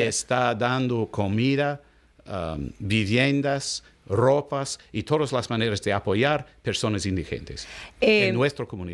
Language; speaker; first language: Spanish; non-native, learner; English